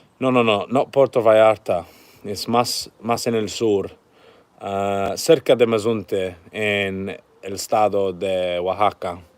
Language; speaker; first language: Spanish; non-native, learner; English